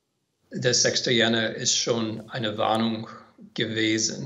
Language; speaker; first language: German; non-native, fluent; English